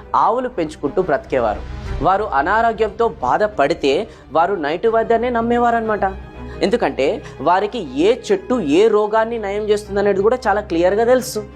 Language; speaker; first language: Telugu; non-native, local second language; Lambadi